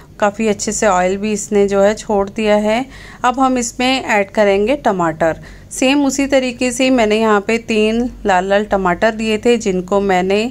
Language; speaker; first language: Hindi; non-native, local second language; Punjabi